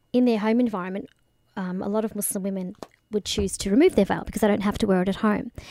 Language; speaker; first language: English; early bilingual, other home language; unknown